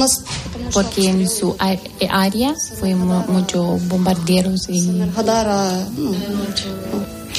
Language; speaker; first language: Spanish; non-native, learner; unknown